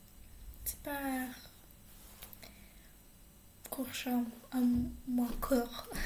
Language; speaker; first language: French; non-native, learner; English